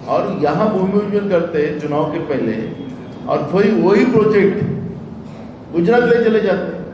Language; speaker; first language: Hindi; non-native, local second language; Marathi